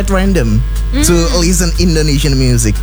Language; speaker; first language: English; non-native, fluent; Indonesian